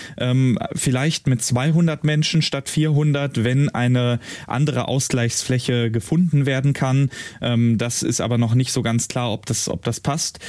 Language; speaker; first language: German; native; German